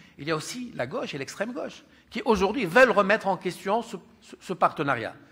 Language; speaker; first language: French; non-native, local second language; Arabic